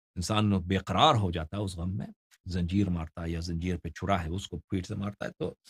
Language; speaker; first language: Urdu; non-native, fluent; Persian